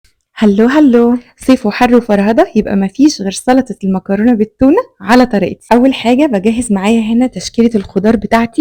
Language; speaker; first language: Arabic; native; Arabic